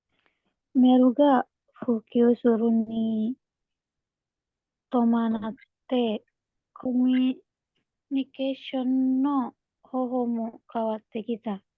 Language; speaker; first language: Japanese; non-native, learner; Indonesian